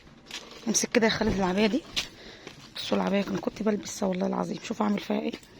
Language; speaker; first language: Arabic; native; Arabic